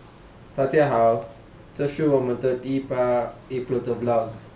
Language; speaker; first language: Chinese; non-native, learner; Filipino